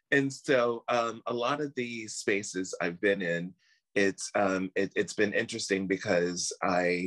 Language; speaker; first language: English; native; English